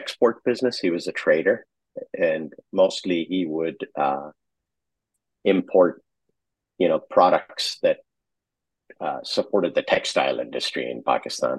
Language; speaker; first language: English; non-native, local second language; Urdu